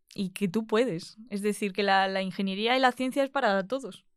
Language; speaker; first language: Spanish; native; Spanish